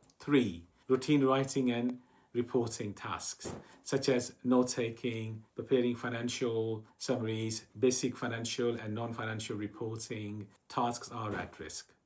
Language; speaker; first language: English; non-native, fluent; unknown